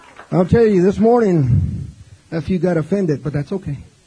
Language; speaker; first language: English; native; English